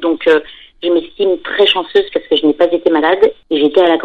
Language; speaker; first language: French; native; French